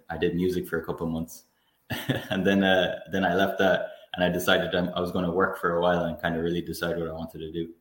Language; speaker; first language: English; native; English